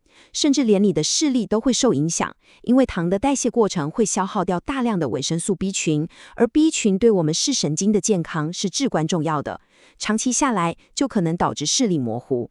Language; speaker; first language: Chinese; native; Chinese